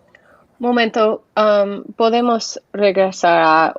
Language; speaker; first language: Spanish; non-native, learner; English